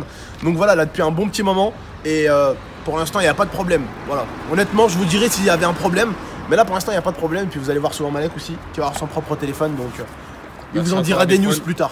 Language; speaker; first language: French; native; French